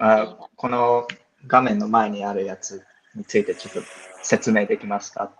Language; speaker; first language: Japanese; non-native, fluent; English